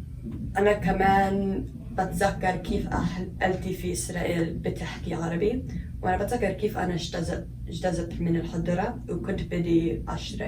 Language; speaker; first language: Arabic; non-native, learner; English